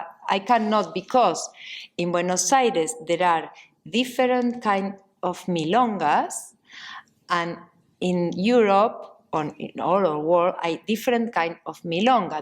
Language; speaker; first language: English; non-native, learner; Spanish